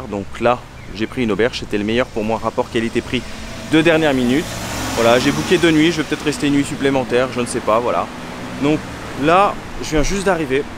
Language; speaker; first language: French; native; French